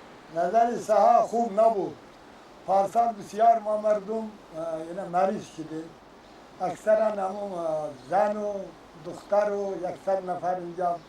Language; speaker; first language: Persian; non-native, local second language; Kyrgyz